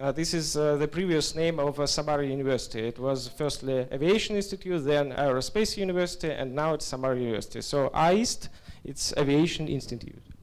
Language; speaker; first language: English; non-native, learner; Russian